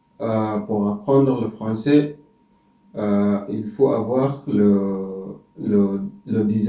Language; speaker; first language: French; non-native, learner; Arabic